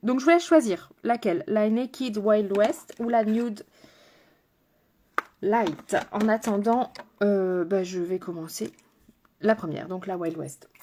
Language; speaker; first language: French; native; French